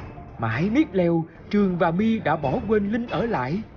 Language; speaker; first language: Vietnamese; native; Vietnamese